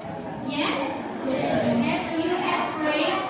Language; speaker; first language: English; non-native, local second language; Indonesian